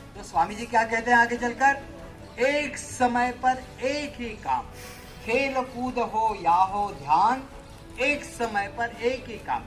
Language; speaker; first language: Hindi; native; Hindi